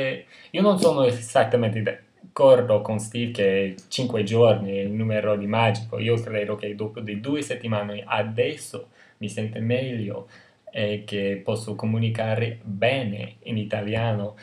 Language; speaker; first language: Italian; non-native, fluent; English